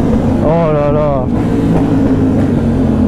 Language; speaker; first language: French; native; French